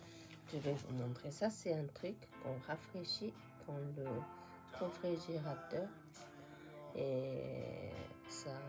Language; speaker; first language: French; non-native, fluent; Japanese